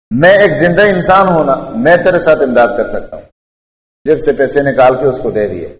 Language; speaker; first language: Urdu; non-native, local second language; Pashto